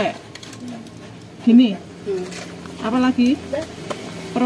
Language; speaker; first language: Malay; non-native, local second language; Javanese